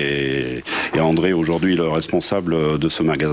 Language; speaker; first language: French; native; French